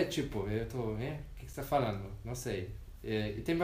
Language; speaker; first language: Portuguese; non-native, fluent; German